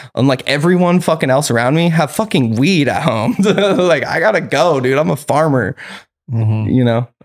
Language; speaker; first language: English; native; English